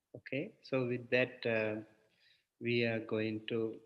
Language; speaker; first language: English; non-native, local second language; Sinhala